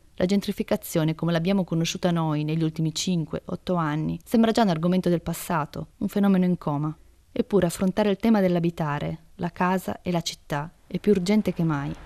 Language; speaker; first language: Italian; native; Italian